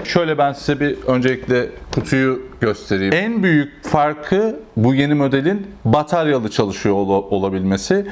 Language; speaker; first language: Turkish; native; Turkish